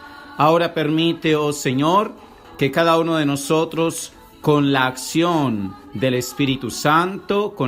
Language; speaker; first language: Spanish; native; Spanish